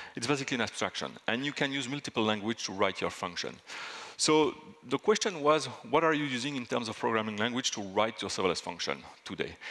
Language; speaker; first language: English; non-native, fluent; French